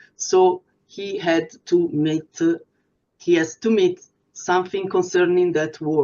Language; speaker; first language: English; non-native, fluent; Italian